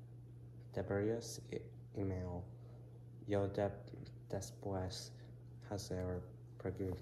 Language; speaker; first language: Spanish; non-native, learner; English